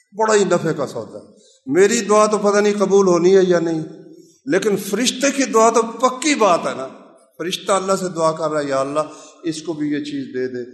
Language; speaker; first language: Urdu; non-native, local second language; Punjabi